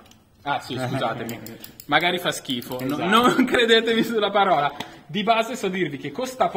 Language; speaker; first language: Italian; native; Italian